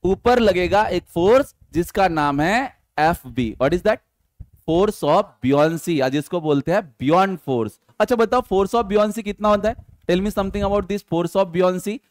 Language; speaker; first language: Hindi; non-native, local second language; Marathi